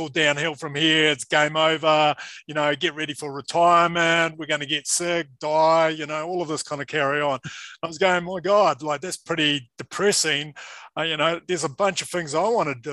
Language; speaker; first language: English; native; English